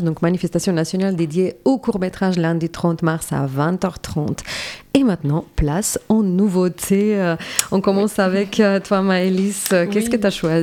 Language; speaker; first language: French; native; French